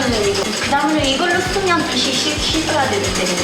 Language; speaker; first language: Korean; non-native, fluent; Italian